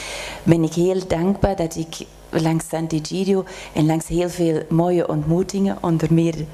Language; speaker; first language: Dutch; non-native, fluent; German